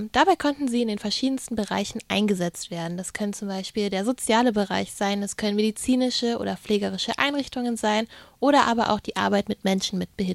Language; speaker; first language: German; native; German